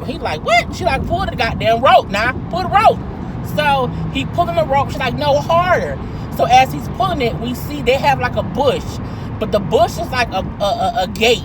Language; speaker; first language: English; native; English